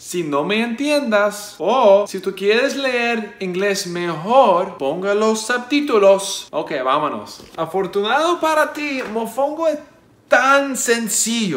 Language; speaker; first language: Spanish; non-native, learner; English